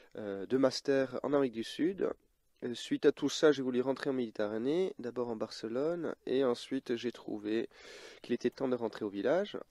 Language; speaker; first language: French; early bilingual, other home language; Dutch